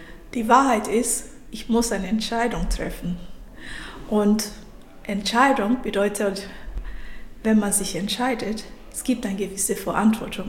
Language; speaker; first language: German; non-native, fluent; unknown